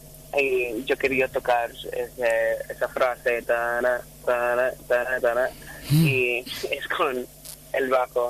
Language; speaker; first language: Spanish; non-native, fluent; English